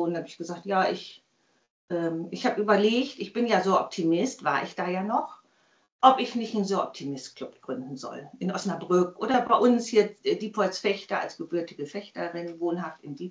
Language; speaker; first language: German; native; German